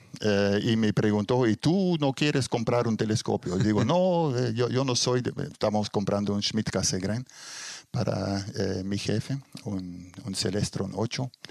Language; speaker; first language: Spanish; non-native, fluent; Dutch